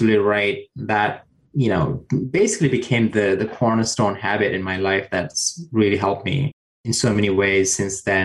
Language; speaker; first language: English; non-native, local second language; Sinhala